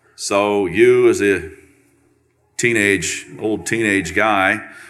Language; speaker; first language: English; native; English